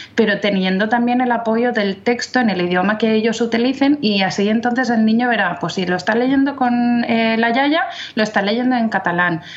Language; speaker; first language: Spanish; non-native, fluent; English